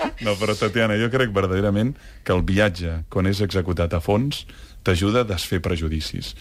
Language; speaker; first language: Catalan; native; Catalan